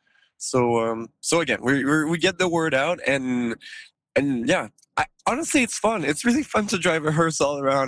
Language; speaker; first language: English; non-native, local second language; French